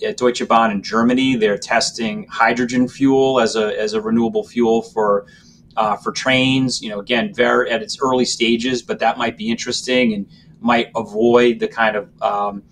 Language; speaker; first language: English; native; English